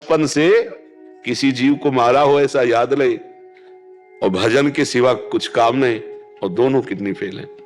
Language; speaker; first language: Hindi; native; Hindi